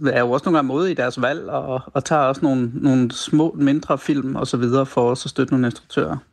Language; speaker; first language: Danish; native; Danish